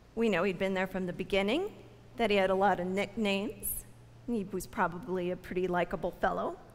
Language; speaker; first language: English; native; English